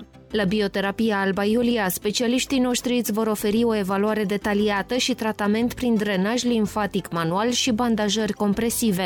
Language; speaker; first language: Romanian; native; Romanian